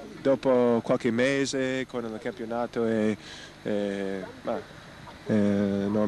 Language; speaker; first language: Italian; non-native, learner; English